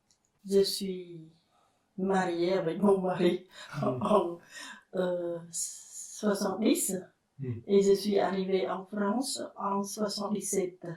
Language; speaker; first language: French; non-native, fluent; Khmer